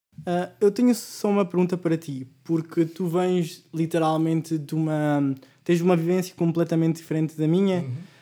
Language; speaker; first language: Portuguese; early bilingual, other home language; Spanish